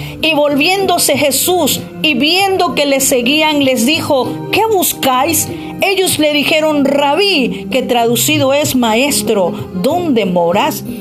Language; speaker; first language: Spanish; native; Spanish